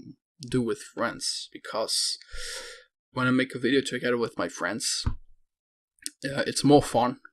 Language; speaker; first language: English; non-native, fluent; Dutch